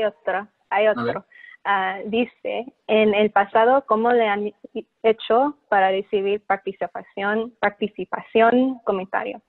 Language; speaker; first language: Spanish; early bilingual, heritage; Spanish